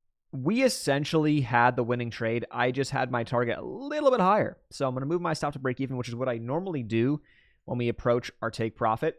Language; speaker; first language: English; native; English